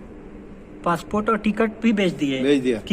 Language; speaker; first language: Hindi; native; Hindi